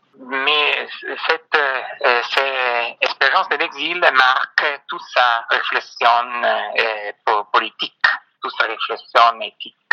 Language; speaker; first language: French; non-native, fluent; Italian